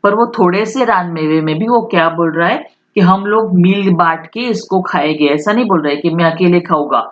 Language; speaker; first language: Hindi; non-native, local second language; Marathi